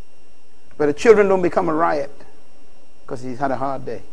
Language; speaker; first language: English; native; English